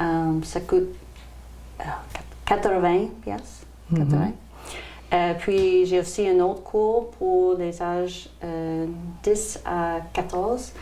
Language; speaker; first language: French; non-native, local second language; English